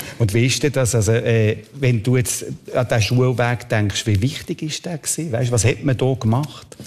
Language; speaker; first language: German; native; German